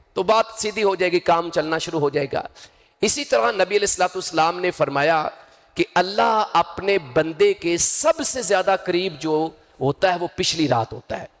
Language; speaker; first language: Urdu; non-native, local second language; Punjabi